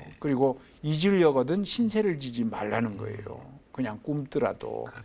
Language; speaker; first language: Korean; native; Korean